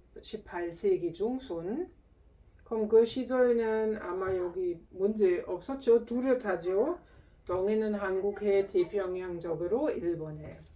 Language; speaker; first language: Korean; non-native, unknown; German